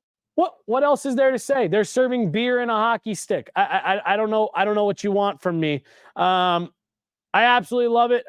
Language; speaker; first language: English; native; English